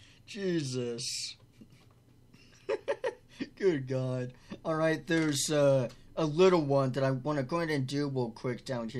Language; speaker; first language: English; native; English